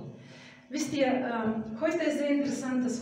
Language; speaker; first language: German; non-native, fluent; Russian